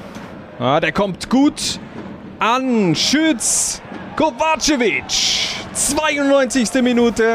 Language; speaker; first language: German; native; German